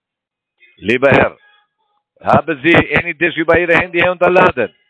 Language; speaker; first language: German; non-native, learner; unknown